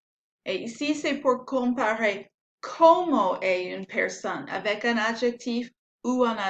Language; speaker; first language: French; non-native, fluent; English